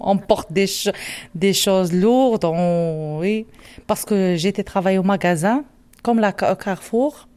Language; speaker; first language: French; non-native, learner; Arabic